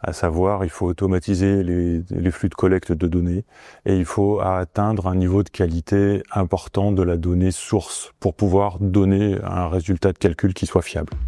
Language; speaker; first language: French; native; French